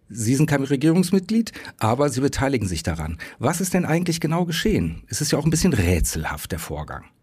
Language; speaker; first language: German; native; German